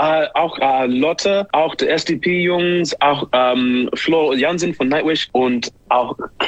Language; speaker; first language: German; non-native, fluent; English